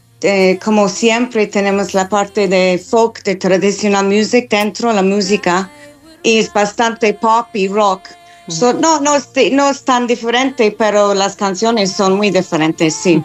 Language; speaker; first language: Spanish; non-native, fluent; English